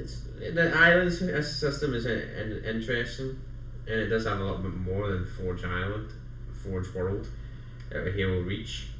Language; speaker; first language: English; native; English